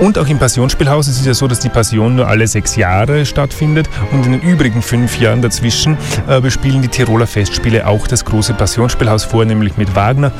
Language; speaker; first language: German; native; German